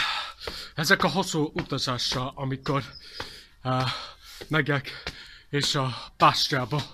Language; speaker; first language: Hungarian; non-native, learner; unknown